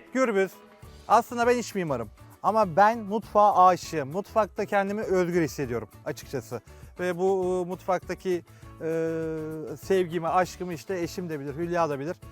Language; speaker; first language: Turkish; native; Turkish